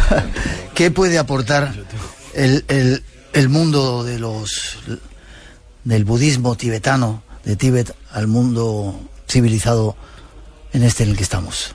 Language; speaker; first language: Spanish; native; Spanish